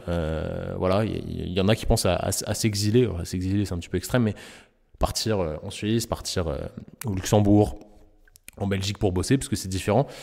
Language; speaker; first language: French; native; French